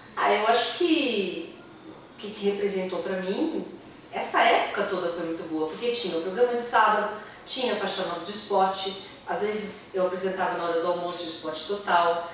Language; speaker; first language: Portuguese; native; Portuguese